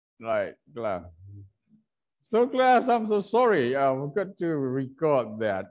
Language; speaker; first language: English; non-native, fluent; Indonesian